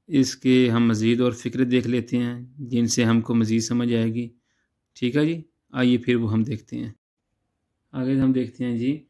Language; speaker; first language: Urdu; non-native, local second language; Punjabi